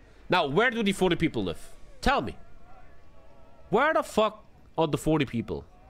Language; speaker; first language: English; non-native, fluent; German